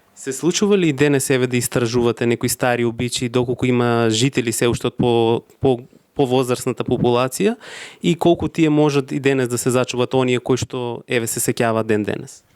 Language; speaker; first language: Macedonian; native; Macedonian